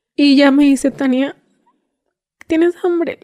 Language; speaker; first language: Spanish; native; Spanish